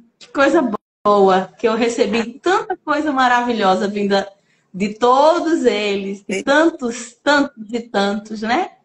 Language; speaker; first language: Portuguese; native; Portuguese